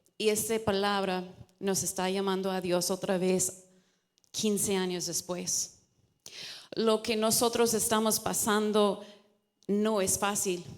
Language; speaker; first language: Spanish; non-native, fluent; English